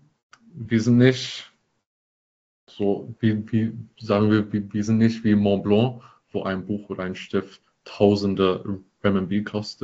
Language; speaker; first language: German; non-native, fluent; English